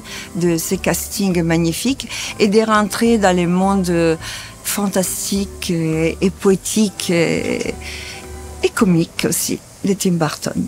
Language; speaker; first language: French; non-native, fluent; Italian